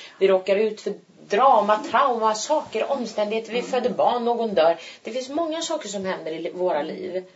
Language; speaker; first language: Swedish; early bilingual, other home language; Turkish